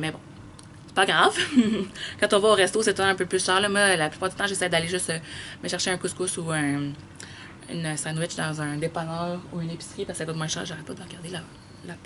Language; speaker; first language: French; native; French